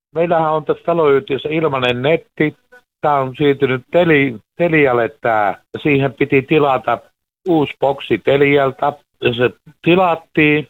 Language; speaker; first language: Finnish; native; Finnish